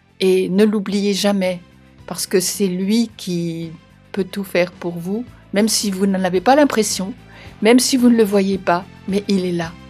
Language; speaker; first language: French; native; French